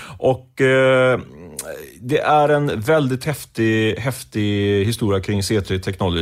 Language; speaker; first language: Swedish; native; Swedish